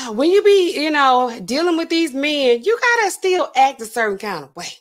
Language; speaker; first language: English; native; English